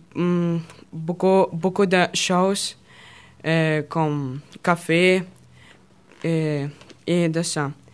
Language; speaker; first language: French; non-native, learner; Russian